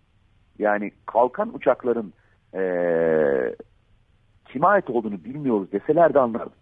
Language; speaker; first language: Turkish; native; Turkish